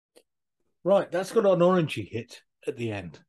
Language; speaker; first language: English; native; English